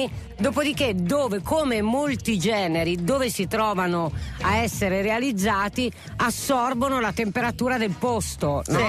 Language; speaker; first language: Italian; native; Italian